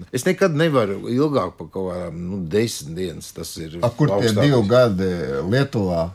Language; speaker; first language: Latvian; native; Latvian